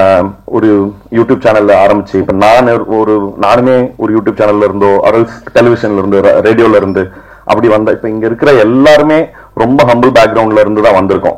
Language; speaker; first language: Tamil; native; Tamil